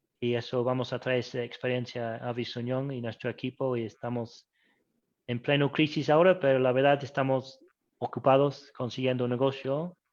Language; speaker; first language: Spanish; non-native, fluent; English